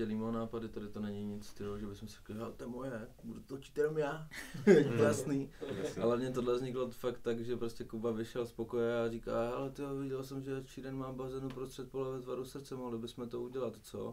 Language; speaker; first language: Czech; native; Czech